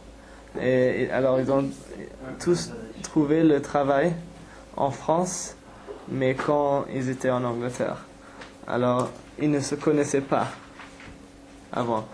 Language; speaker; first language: French; non-native, fluent; English